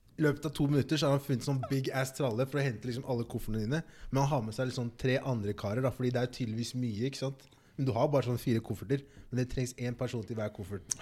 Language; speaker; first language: Norwegian; early bilingual, other home language; Igbo